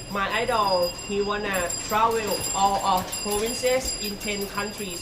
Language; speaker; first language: English; non-native, learner; Thai